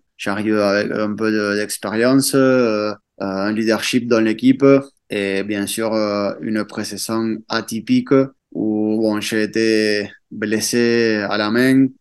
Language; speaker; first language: French; non-native, fluent; Spanish